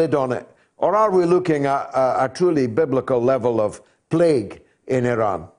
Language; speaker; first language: English; native; English